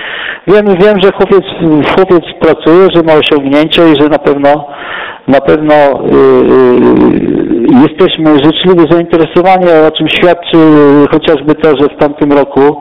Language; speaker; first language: Polish; native; Polish